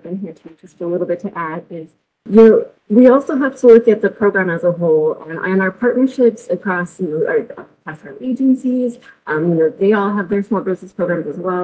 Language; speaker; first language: English; native; English